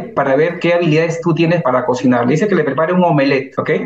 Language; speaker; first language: Spanish; native; Spanish